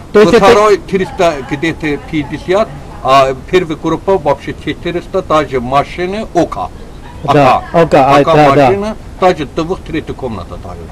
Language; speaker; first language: Russian; non-native, learner; Azerbaijani